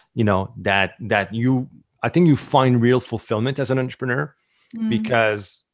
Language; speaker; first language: English; non-native, fluent; French